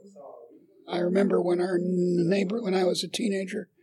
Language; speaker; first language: English; native; English